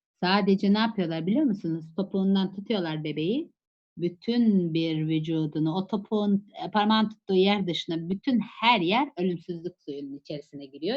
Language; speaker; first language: Turkish; native; Turkish